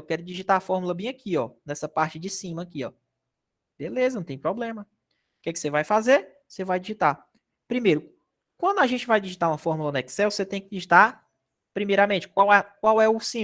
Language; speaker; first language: Portuguese; native; Portuguese